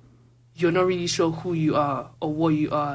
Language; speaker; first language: English; non-native, local second language; Igbo